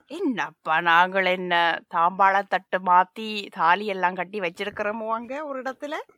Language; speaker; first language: Tamil; early bilingual, heritage; Tamil